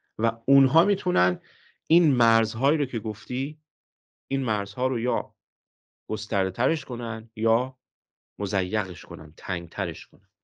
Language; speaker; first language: Persian; native; Persian